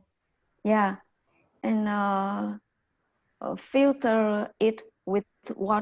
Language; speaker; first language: English; non-native, learner; Vietnamese